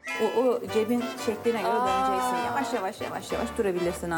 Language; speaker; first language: Turkish; native; Turkish